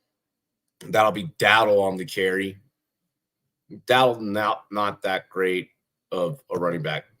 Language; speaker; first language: English; native; English